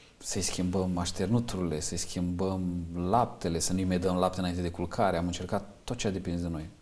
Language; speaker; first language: Romanian; native; Romanian